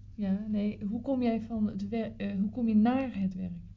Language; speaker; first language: Dutch; native; Dutch